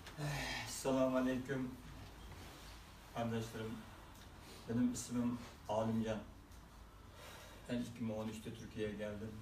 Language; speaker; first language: Turkish; non-native, learner; Uyghur